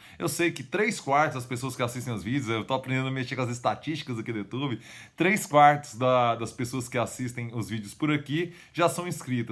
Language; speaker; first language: Portuguese; native; Portuguese